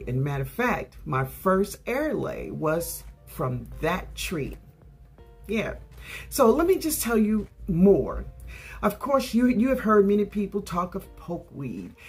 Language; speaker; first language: English; native; English